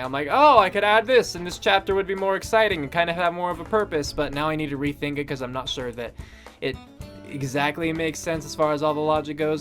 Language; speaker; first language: English; native; English